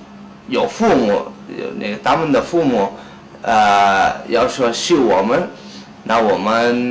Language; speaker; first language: Chinese; non-native, fluent; Spanish